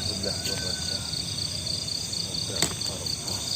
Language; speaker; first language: Indonesian; native; Indonesian